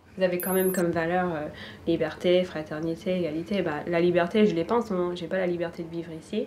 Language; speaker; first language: French; non-native, fluent; English